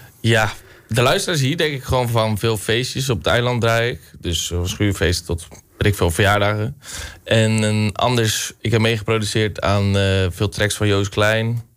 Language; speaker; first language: Dutch; native; Dutch